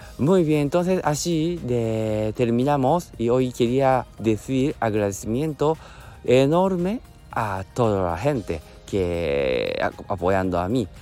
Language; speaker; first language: Spanish; non-native, learner; Japanese